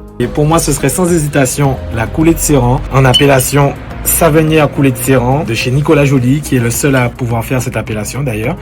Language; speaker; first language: French; native; French